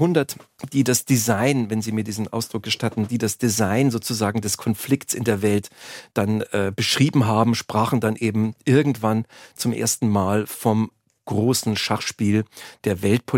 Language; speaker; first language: German; native; German